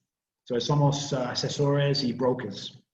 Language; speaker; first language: Spanish; non-native, learner; English